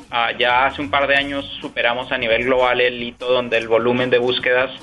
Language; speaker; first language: Spanish; native; Spanish